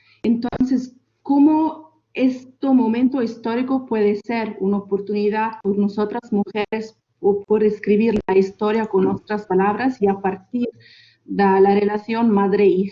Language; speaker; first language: Spanish; non-native, fluent; Italian